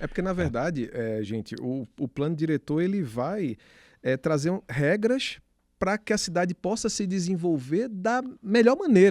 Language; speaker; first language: Portuguese; native; Portuguese